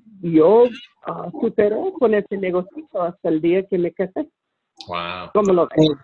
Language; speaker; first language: Spanish; early bilingual, heritage; Spanish